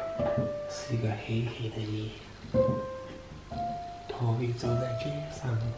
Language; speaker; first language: Chinese; non-native, fluent; Danish